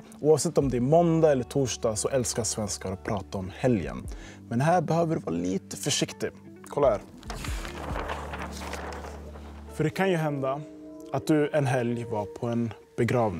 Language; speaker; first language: Swedish; native; Swedish